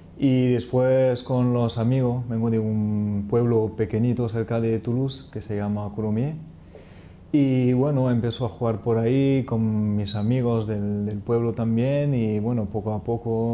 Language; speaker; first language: Spanish; non-native, fluent; French